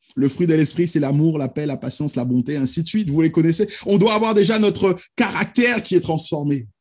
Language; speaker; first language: French; native; French